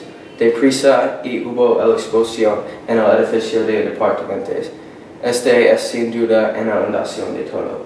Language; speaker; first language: Spanish; non-native, learner; English